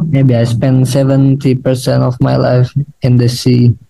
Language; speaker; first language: English; non-native, learner; Indonesian